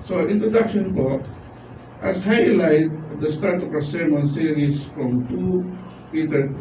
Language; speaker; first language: English; non-native, local second language; Filipino